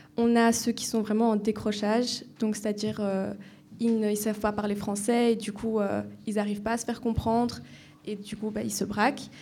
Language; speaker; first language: French; native; French